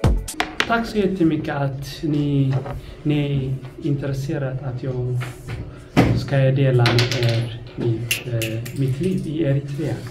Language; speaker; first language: Swedish; non-native, fluent; Tigrinya